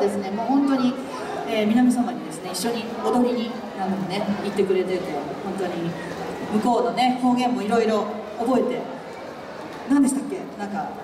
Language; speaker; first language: Japanese; native; Japanese